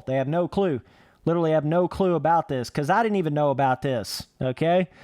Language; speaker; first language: English; native; English